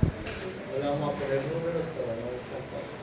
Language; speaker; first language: Spanish; native; Spanish